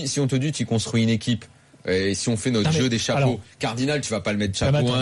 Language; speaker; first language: French; native; French